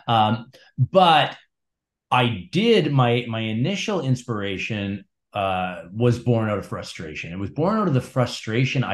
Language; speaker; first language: English; native; English